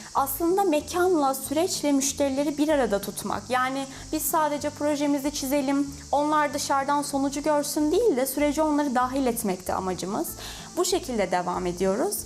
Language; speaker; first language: Turkish; native; Turkish